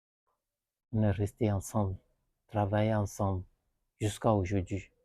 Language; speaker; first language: French; non-native, learner; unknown